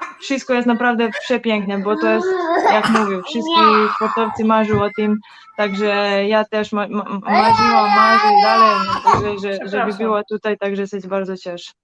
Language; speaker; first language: Polish; non-native, learner; Serbian